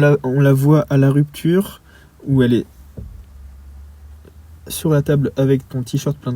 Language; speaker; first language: French; native; French